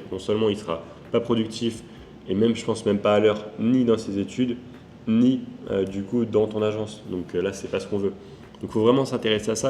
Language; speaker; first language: French; native; French